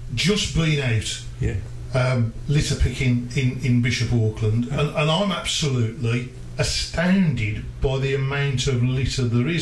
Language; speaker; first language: English; native; English